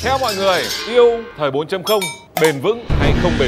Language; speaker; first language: Vietnamese; native; Vietnamese